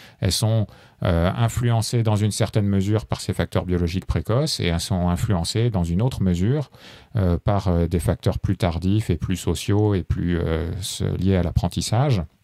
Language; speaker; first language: French; native; French